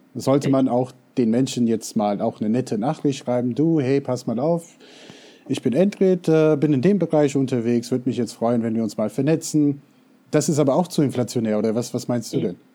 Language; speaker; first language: German; non-native, fluent; English